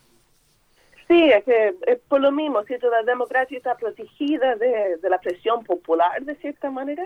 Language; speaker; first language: Spanish; non-native, fluent; English